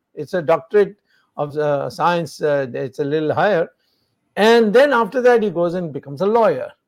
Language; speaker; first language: English; non-native, local second language; Tamil